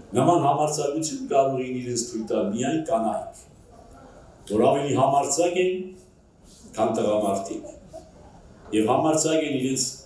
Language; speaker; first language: Armenian; native; Armenian